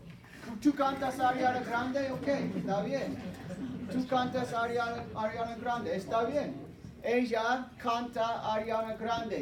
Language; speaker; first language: Spanish; non-native, fluent; English